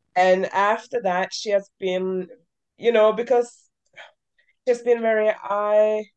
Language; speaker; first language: English; early bilingual, other home language; Norwegian